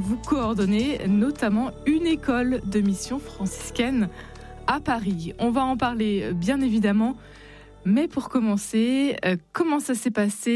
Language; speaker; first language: French; native; French